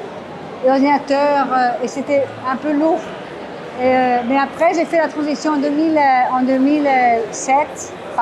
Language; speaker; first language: French; non-native, fluent; Portuguese